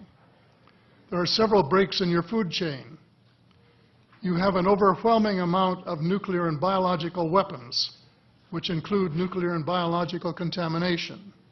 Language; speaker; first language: English; native; English